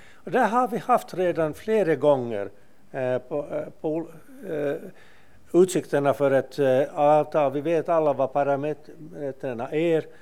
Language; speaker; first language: Swedish; non-native, local second language; Finnish